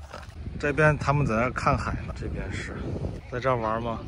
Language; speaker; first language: Chinese; native; Chinese